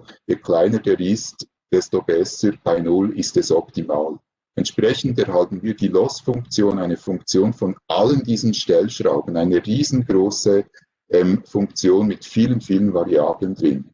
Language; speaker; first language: German; native; German